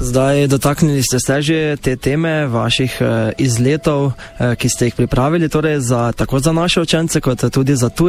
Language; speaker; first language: Slovenian; native; Slovenian